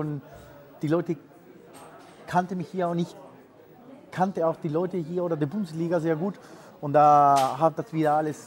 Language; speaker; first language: German; non-native, fluent; Spanish